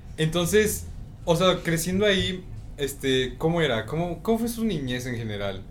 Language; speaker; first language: Spanish; native; Spanish